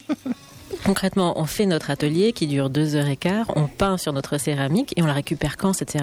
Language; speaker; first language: French; native; French